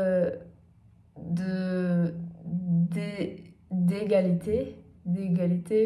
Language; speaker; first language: French; non-native, learner; Portuguese